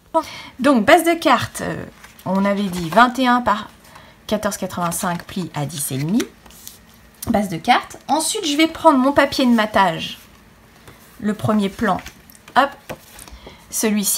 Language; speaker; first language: French; native; French